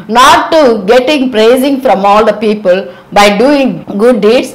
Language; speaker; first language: English; non-native, local second language; Telugu